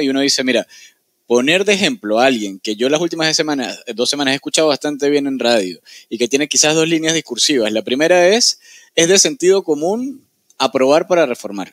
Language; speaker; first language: Spanish; native; Spanish